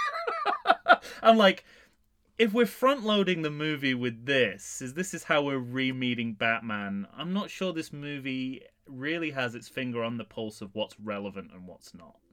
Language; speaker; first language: English; native; English